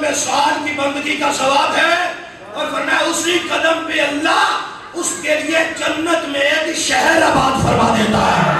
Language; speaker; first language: Urdu; non-native, local second language; Punjabi